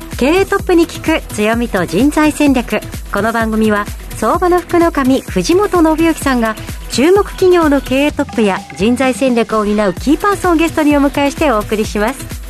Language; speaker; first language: Japanese; native; Japanese